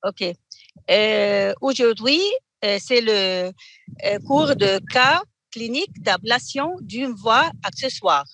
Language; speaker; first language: French; non-native, learner; Arabic